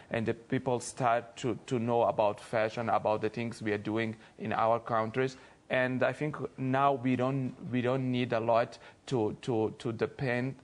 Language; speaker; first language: English; non-native, fluent; Portuguese